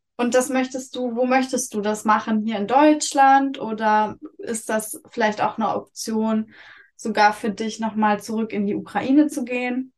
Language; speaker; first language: German; native; German